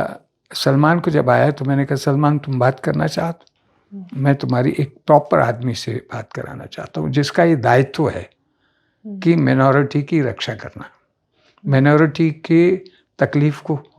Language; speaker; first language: Hindi; native; Hindi